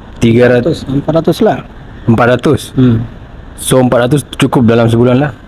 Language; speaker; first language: Malay; native; Malay